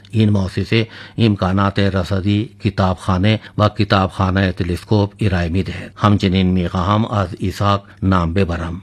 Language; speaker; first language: Persian; non-native, fluent; Urdu